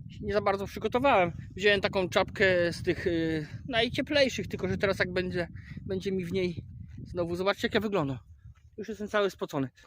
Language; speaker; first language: Polish; native; Polish